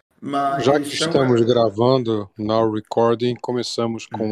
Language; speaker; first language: Portuguese; native; Portuguese